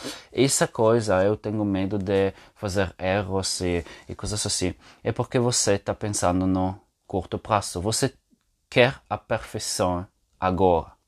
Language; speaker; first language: Portuguese; non-native, fluent; Italian